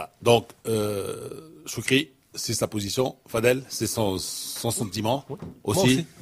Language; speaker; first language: French; non-native, local second language; Arabic